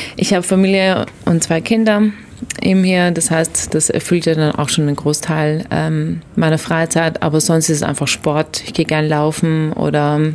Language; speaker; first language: German; native; German